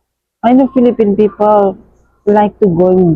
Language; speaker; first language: English; non-native, learner; Indonesian